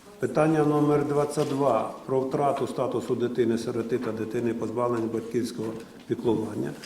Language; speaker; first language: Ukrainian; non-native, local second language; Russian